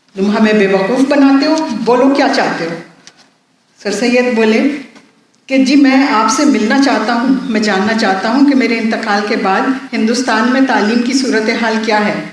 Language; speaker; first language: Urdu; native; Urdu